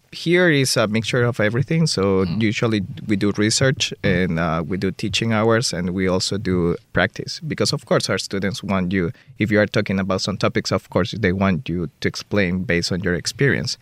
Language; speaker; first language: English; non-native, fluent; Spanish